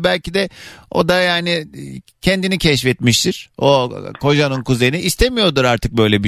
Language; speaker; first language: Turkish; native; Turkish